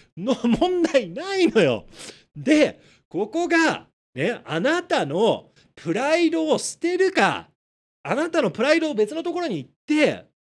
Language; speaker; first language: Japanese; native; Japanese